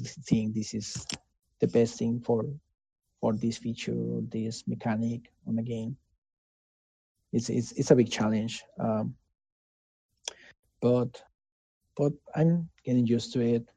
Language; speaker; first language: English; non-native, fluent; Spanish